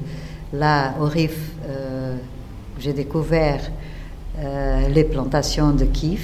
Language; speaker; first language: French; non-native, fluent; Portuguese